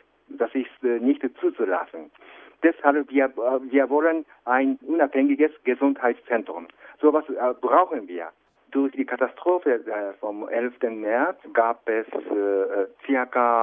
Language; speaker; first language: German; non-native, fluent; Japanese